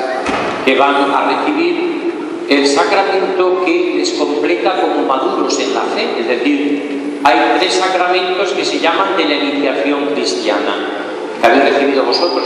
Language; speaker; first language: Spanish; native; Spanish